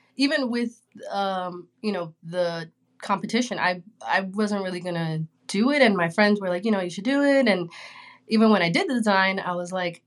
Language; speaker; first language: English; early bilingual, other home language; Spanish